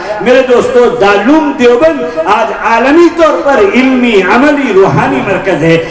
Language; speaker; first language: Urdu; non-native, local second language; Tamil